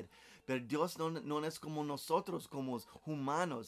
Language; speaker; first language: Spanish; non-native, learner; English